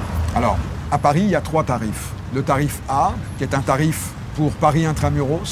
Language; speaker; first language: French; native; French